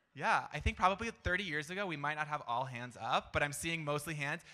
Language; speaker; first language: English; native; English